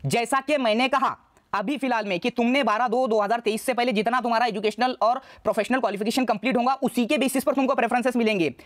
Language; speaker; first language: Hindi; non-native, local second language; Marathi